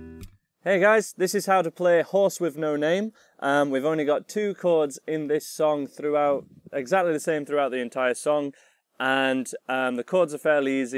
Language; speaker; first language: English; native; English